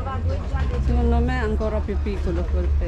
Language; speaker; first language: Italian; non-native, learner; Filipino